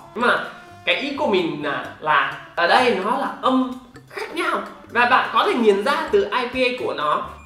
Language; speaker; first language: Vietnamese; non-native, fluent; English